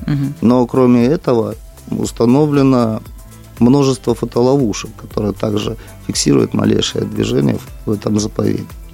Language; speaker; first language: Russian; native; Russian